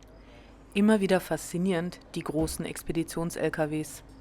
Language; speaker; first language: German; native; German